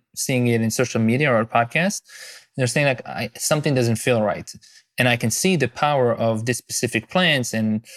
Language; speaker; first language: English; non-native, fluent; Hebrew